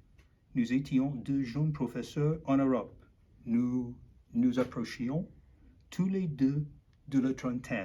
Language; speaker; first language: French; non-native, learner; English